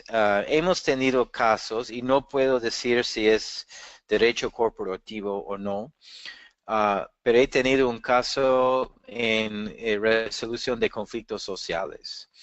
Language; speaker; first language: Spanish; non-native, fluent; English